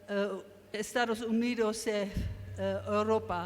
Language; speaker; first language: Spanish; non-native, learner; German